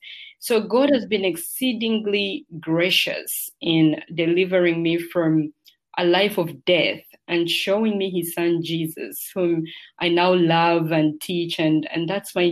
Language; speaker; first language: English; non-native, local second language; Ganda